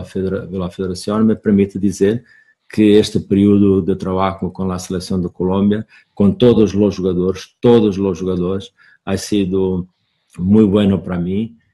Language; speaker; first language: Spanish; non-native, fluent; Portuguese